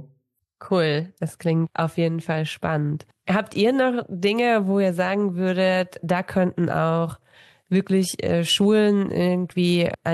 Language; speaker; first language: German; native; German